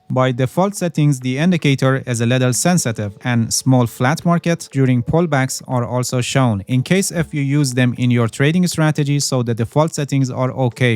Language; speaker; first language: English; non-native, fluent; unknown